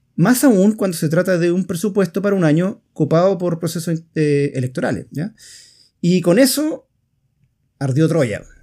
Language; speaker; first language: Spanish; native; Spanish